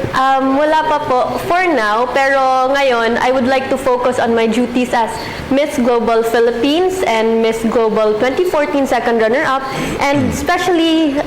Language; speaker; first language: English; non-native, local second language; Filipino